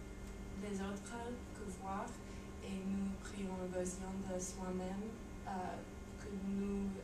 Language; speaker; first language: French; non-native, learner; English